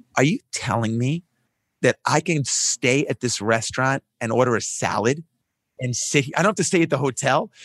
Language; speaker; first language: English; native; English